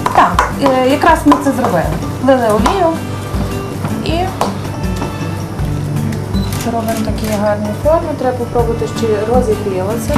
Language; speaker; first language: Ukrainian; native; Ukrainian